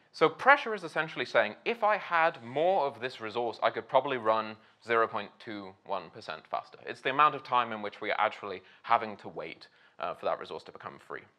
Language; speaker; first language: English; native; English